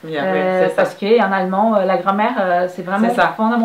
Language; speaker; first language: French; non-native, fluent; Portuguese